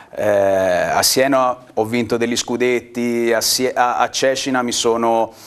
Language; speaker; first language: Italian; native; Italian